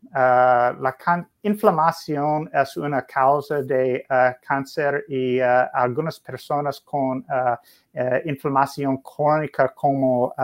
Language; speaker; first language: Spanish; non-native, learner; English